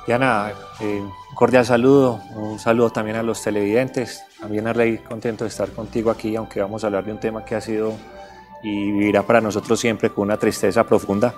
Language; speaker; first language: Spanish; native; Spanish